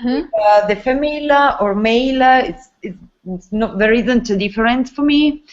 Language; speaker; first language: English; non-native, learner; Italian